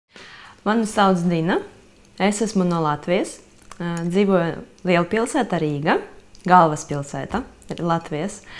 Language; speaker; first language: Latvian; non-native, local second language; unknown